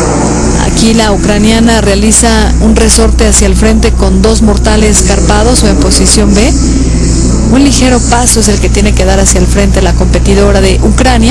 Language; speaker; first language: Spanish; native; Spanish